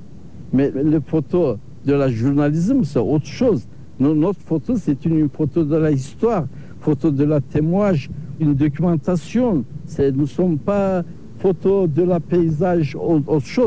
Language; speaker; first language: French; non-native, learner; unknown